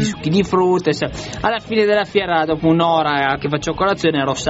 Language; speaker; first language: Italian; native; Italian